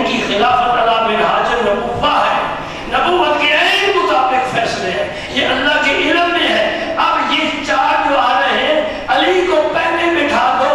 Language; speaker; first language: Urdu; non-native, local second language; Punjabi